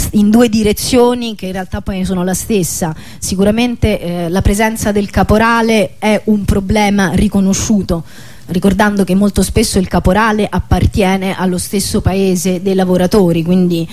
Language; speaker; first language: Italian; native; Italian